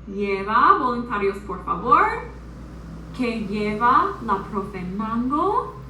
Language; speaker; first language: Spanish; non-native, fluent; English